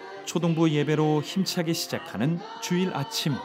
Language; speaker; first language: Korean; native; Korean